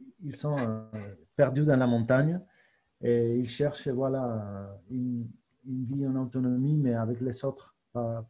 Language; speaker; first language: French; non-native, fluent; Spanish